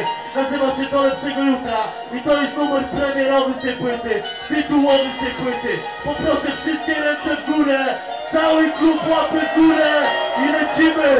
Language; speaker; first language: Polish; native; Polish